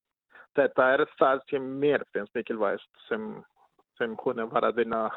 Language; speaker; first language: Icelandic; non-native, learner; Spanish